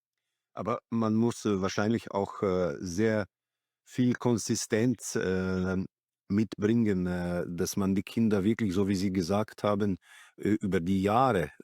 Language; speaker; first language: German; non-native, fluent; Slovenian